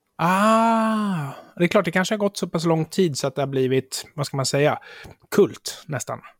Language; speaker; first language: Swedish; native; Swedish